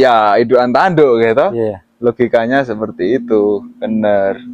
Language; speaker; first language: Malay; non-native, local second language; Javanese